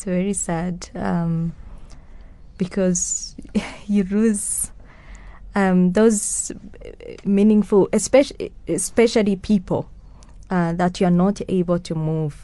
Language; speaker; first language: English; non-native, local second language; Kinyarwanda